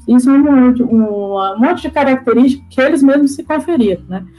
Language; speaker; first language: Portuguese; native; Portuguese